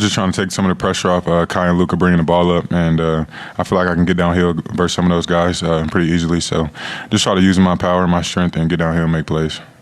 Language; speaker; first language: English; native; English